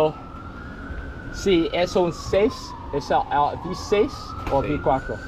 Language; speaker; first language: Spanish; non-native, learner; English